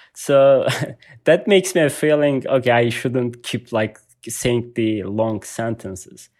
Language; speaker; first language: English; non-native, learner; Turkish